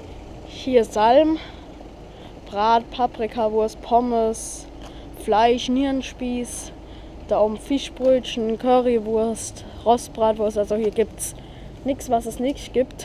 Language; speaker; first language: German; native; German